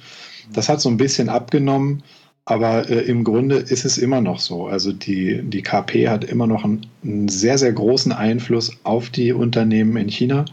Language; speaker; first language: German; native; German